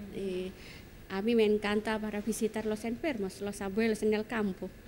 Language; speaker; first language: Spanish; non-native, learner; Indonesian